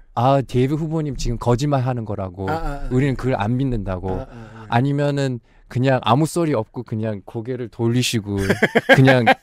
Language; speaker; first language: Korean; early bilingual, heritage; Korean